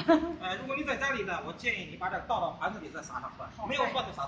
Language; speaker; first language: Chinese; native; Chinese